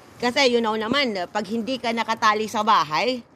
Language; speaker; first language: English; non-native, local second language; Filipino